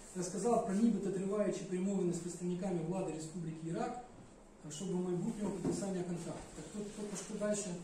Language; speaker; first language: Ukrainian; non-native, local second language; Russian